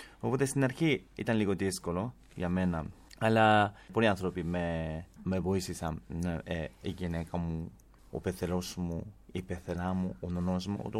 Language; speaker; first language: Greek; non-native, fluent; Japanese